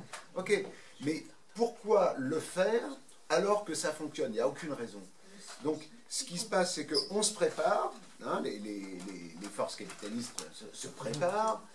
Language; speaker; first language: French; native; French